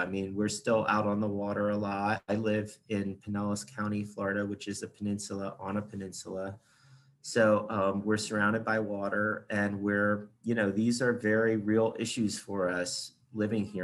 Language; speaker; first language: English; native; English